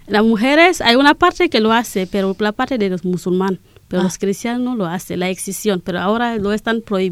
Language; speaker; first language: Spanish; non-native, learner; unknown